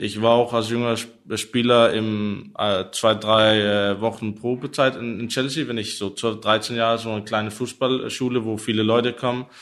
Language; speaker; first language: German; non-native, learner; Danish